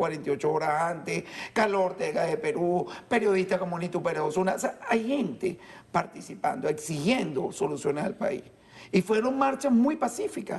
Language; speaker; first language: Spanish; native; Spanish